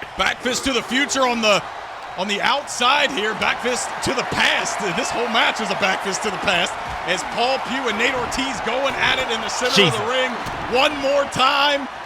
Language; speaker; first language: English; native; English